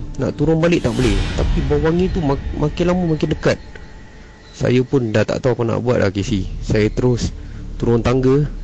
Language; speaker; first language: Malay; native; Malay